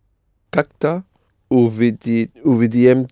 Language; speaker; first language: Russian; non-native, learner; English